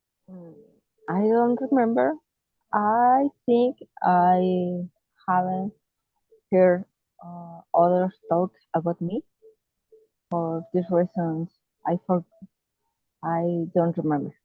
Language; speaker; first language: English; non-native, learner; Spanish